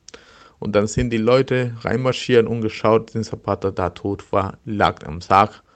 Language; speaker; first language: German; non-native, learner; Spanish